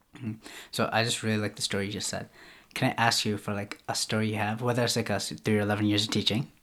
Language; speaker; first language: English; early bilingual, other home language; Bangla